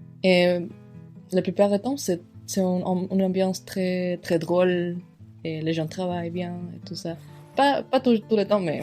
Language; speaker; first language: French; non-native, fluent; Spanish